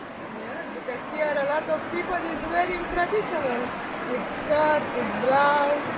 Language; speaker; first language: English; non-native, learner; Romanian